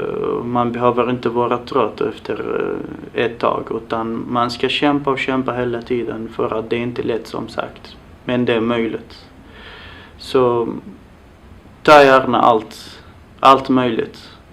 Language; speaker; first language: Swedish; non-native, fluent; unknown